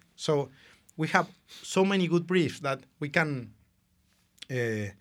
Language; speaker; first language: English; non-native, fluent; Spanish